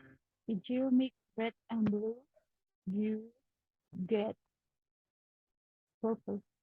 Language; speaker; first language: English; non-native, learner; Spanish